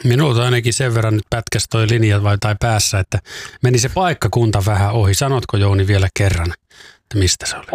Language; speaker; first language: Finnish; native; Finnish